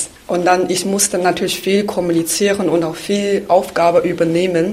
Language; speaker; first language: German; non-native, fluent; Chinese